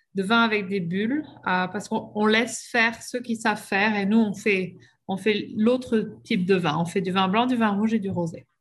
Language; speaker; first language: French; native; French